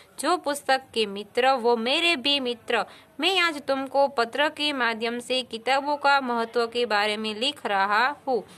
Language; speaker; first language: Hindi; non-native, local second language; Gujarati